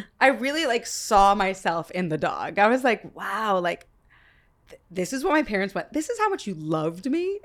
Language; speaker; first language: English; early bilingual, other home language; Hebrew